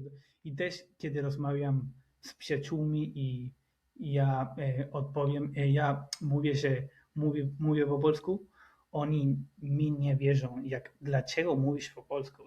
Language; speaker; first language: Polish; non-native, learner; Spanish